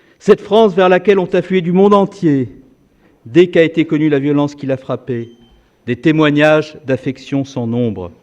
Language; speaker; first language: French; native; French